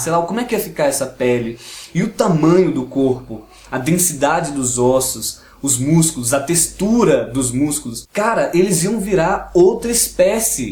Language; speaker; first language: Portuguese; native; Portuguese